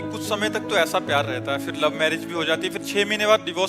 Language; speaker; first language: Hindi; native; Hindi